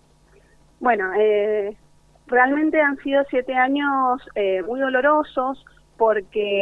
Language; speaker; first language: Spanish; native; Spanish